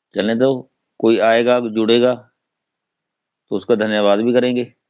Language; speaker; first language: Hindi; non-native, local second language; Punjabi